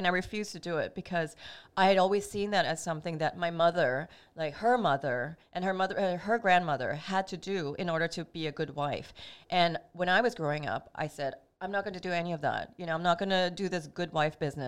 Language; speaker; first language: English; native; English